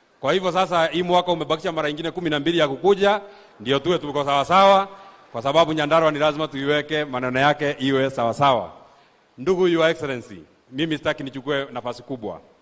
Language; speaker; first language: Swahili; non-native, local second language; Kikuyu